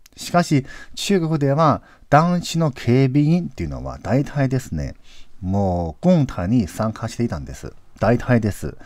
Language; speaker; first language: Japanese; non-native, fluent; Chinese